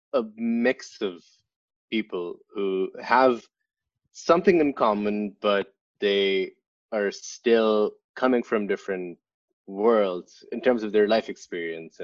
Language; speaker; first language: English; non-native, local second language; Urdu